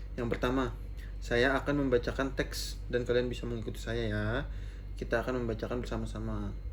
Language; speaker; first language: Indonesian; native; Indonesian